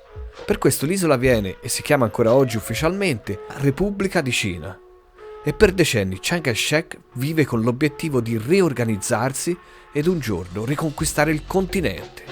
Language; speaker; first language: Italian; native; Italian